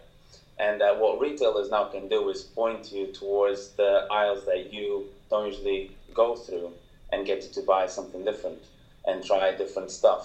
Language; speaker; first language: English; non-native, fluent; Portuguese